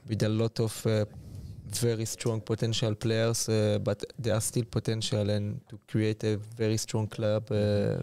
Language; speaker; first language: English; non-native, fluent; Hebrew